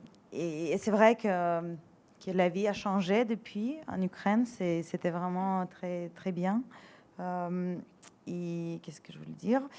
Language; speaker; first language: French; non-native, fluent; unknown